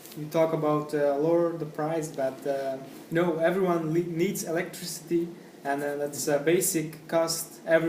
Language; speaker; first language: English; non-native, learner; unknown